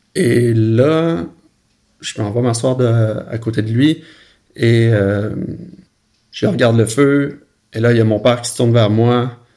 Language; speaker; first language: French; native; French